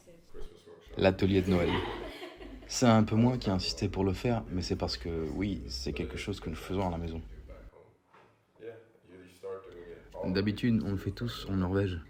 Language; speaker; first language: French; non-native, fluent; Norwegian